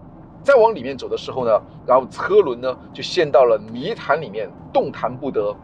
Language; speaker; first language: Chinese; native; Chinese